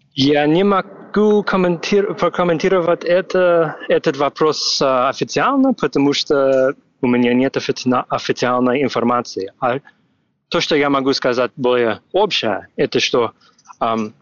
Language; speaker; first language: Russian; non-native, fluent; English